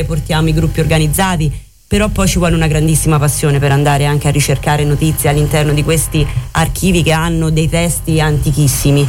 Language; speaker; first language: Italian; native; Italian